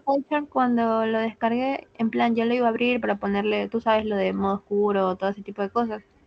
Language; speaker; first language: Spanish; native; Spanish